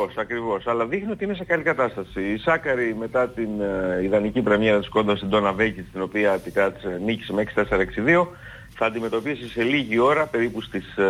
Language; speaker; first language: Greek; native; Greek